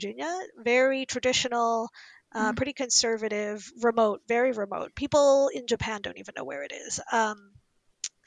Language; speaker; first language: English; native; English